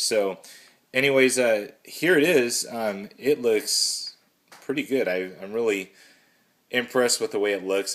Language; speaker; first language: English; native; English